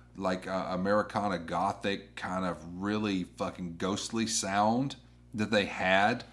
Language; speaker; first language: English; native; English